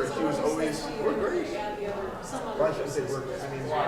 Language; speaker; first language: English; native; English